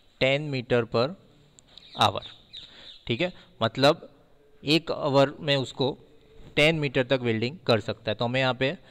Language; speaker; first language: Hindi; non-native, local second language; Gujarati